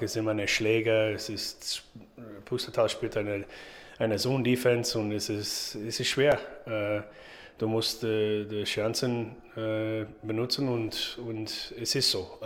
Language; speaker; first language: German; non-native, learner; English